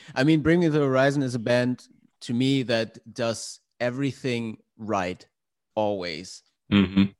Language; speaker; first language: English; non-native, fluent; German